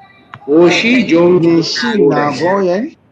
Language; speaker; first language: Chinese; non-native, learner; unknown